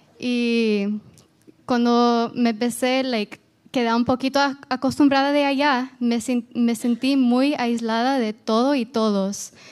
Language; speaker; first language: Spanish; non-native, fluent; Portuguese